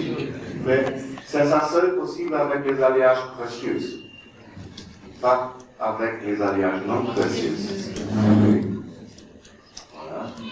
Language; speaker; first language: French; non-native, learner; German